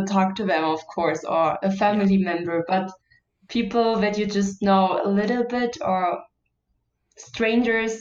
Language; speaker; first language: English; non-native, fluent; German